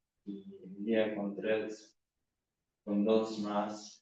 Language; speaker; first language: Spanish; non-native, learner; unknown